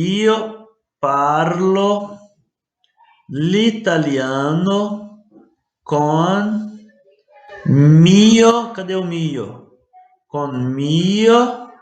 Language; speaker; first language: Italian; non-native, fluent; Portuguese